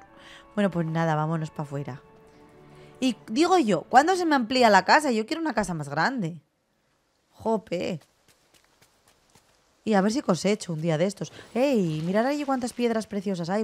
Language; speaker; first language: Spanish; native; Spanish